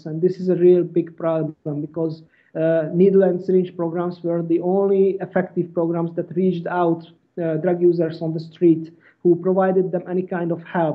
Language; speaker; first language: English; non-native, fluent; Hungarian